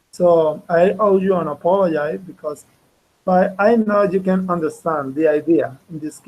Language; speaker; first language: English; non-native, fluent; Spanish